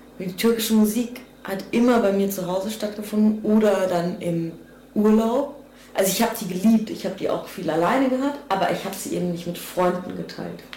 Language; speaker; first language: German; native; German